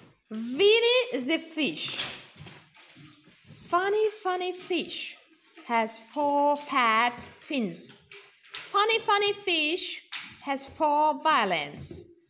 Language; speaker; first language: English; non-native, fluent; Ukrainian